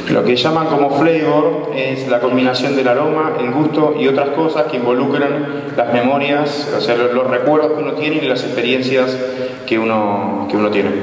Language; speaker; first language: Spanish; native; Spanish